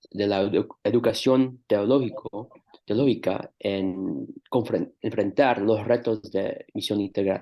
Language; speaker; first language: Spanish; non-native, fluent; English